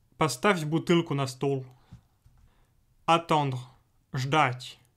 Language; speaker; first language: Russian; non-native, fluent; French